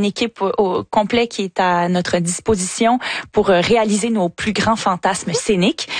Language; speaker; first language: French; native; French